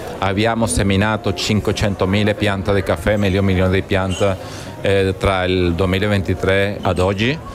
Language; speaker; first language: Italian; non-native, fluent; Spanish